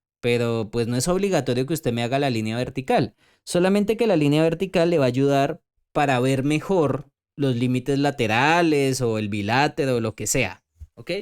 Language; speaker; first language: Spanish; native; Spanish